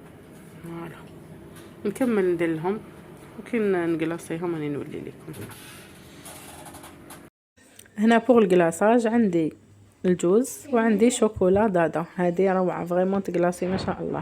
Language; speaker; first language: Arabic; native; Arabic